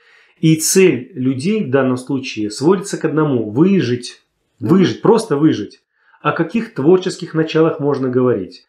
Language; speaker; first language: Russian; native; Russian